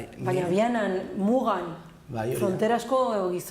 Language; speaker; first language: Basque; non-native, local second language; Spanish